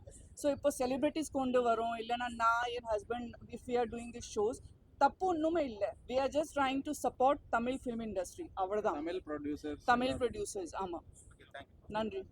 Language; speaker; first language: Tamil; non-native, fluent; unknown